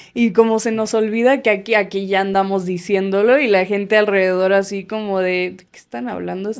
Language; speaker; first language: Spanish; native; Spanish